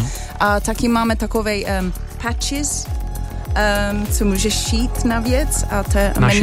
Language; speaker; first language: Czech; non-native, learner; English